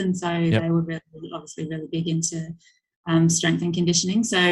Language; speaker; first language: English; native; English